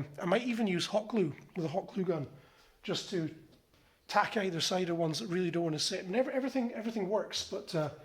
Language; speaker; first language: English; native; English